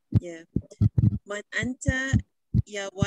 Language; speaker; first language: Arabic; non-native, learner; Malay